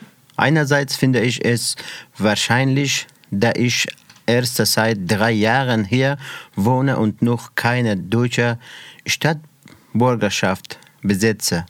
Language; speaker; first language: German; non-native, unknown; Persian